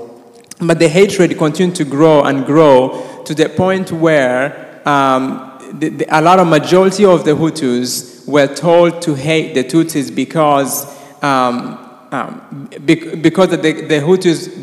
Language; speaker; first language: English; non-native, local second language; Kinyarwanda